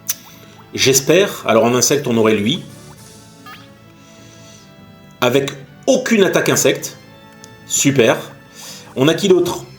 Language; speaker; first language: French; native; French